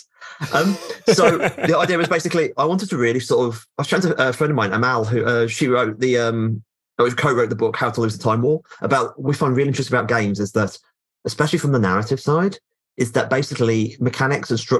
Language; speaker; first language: English; native; English